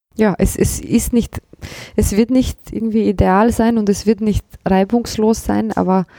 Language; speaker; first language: German; early bilingual, other home language; Bosnian